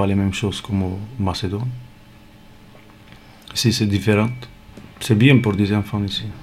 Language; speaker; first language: French; non-native, learner; Romany